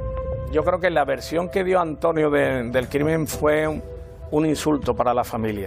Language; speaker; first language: Spanish; native; Spanish